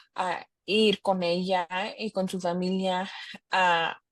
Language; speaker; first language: Spanish; early bilingual, heritage; Spanish